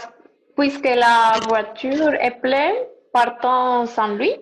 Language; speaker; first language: French; non-native, learner; Spanish